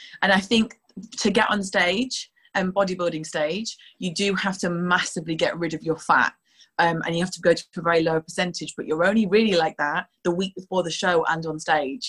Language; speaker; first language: English; native; English